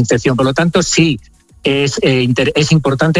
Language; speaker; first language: Spanish; native; Spanish